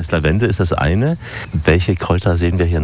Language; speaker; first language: German; native; German